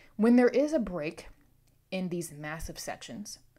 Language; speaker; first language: English; native; English